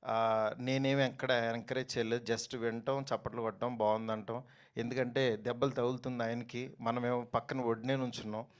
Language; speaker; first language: Telugu; native; Telugu